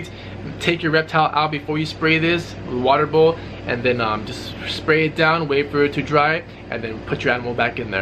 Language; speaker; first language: English; native; English